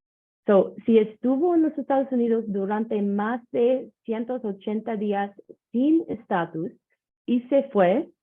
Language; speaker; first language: Spanish; non-native, learner; English